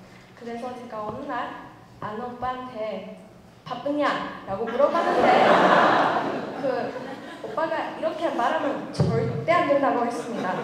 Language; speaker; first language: Korean; non-native, fluent; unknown